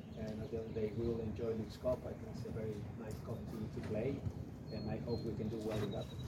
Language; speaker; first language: English; non-native, fluent; Spanish